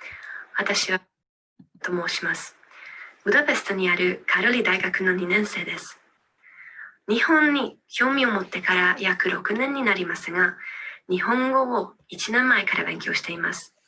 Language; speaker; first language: Japanese; non-native, learner; Hungarian